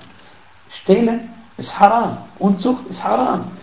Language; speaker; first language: German; non-native, fluent; Arabic